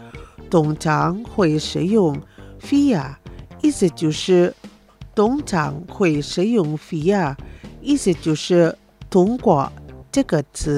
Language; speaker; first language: Chinese; non-native, fluent; Indonesian